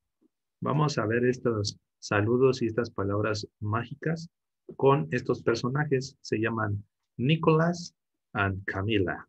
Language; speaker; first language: Spanish; native; Spanish